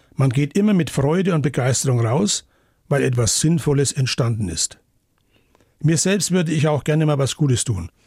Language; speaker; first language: German; native; German